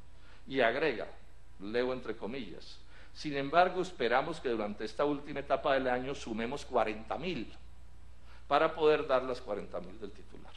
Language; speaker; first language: Spanish; native; Spanish